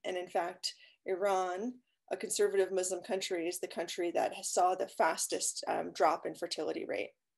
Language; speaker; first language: English; native; English